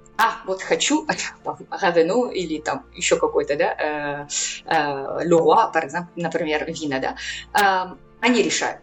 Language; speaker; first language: Russian; native; Russian